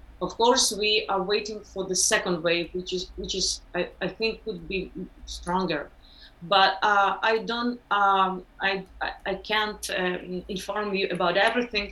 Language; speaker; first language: English; non-native, learner; Ukrainian